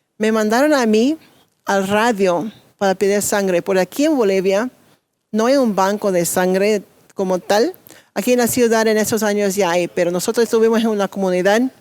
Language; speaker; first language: Spanish; non-native, fluent; English